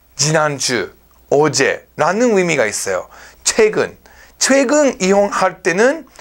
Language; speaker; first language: Korean; non-native, learner; English